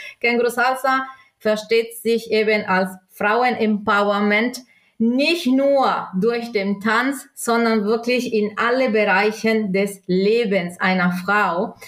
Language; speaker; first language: German; non-native, local second language; Italian